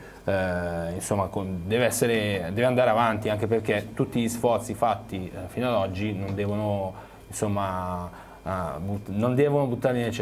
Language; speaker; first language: Italian; native; Italian